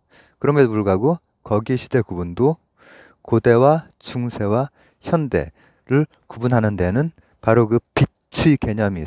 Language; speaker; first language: Korean; native; Korean